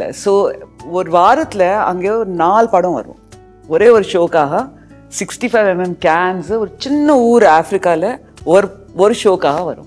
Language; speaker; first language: Tamil; early bilingual, heritage; Tamil